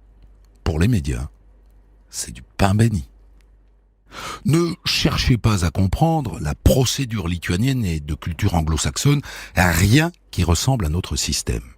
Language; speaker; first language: French; native; French